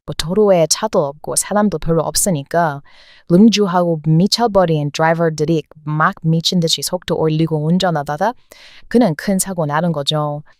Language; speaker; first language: Korean; non-native, fluent; English